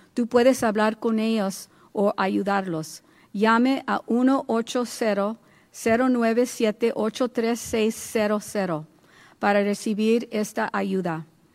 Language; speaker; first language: Spanish; early bilingual, heritage; Spanish